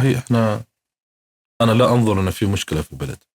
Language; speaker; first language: Arabic; native; Arabic